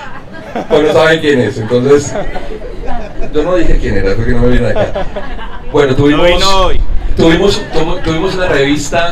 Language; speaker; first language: Spanish; native; Spanish